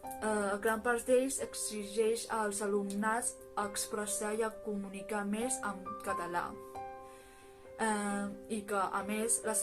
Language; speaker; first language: Catalan; early bilingual, other home language; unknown